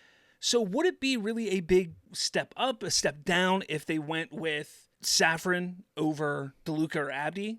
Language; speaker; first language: English; native; English